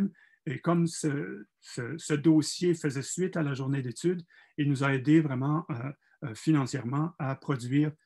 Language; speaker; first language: French; native; French